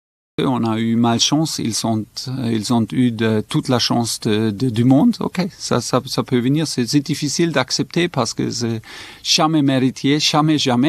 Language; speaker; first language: French; non-native, fluent; German